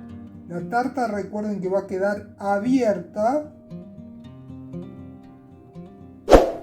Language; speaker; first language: Spanish; native; Spanish